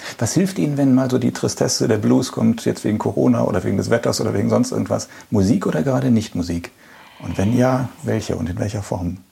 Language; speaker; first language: German; native; German